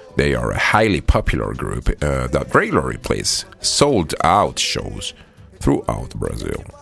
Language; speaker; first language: English; non-native, fluent; Spanish